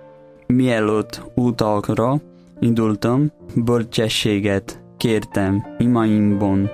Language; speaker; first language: Hungarian; non-native, learner; Portuguese